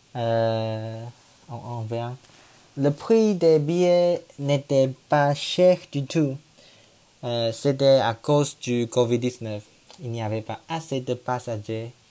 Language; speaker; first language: French; non-native, learner; Chinese